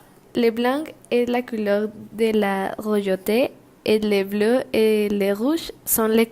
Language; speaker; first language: French; non-native, learner; Spanish